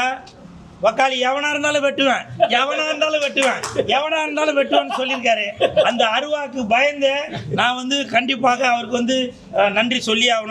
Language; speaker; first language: Tamil; native; Tamil